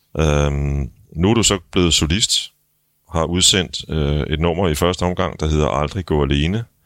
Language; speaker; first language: Danish; native; Danish